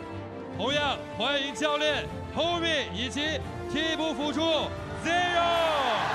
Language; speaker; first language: Chinese; native; Chinese